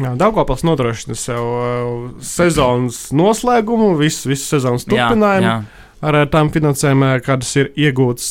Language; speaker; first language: Latvian; non-native, local second language; Russian